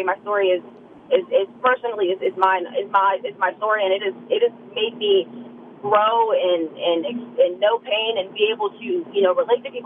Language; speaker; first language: English; native; English